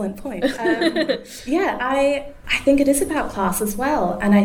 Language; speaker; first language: English; native; English